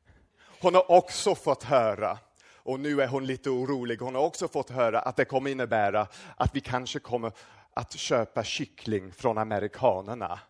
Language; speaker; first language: Swedish; non-native, fluent; English